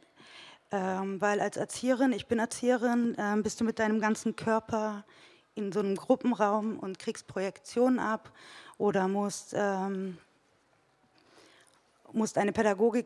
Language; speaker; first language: German; early bilingual, other home language; Turkish